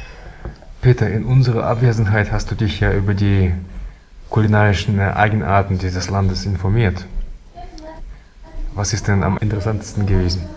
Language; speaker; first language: German; native; German